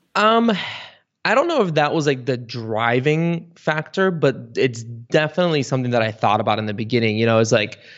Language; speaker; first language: English; early bilingual, other home language; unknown